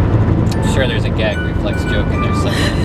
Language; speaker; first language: English; native; English